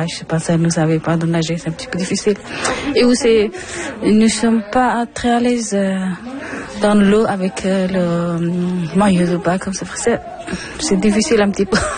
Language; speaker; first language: French; non-native, learner; Persian